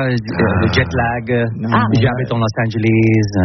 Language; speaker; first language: French; non-native, learner; English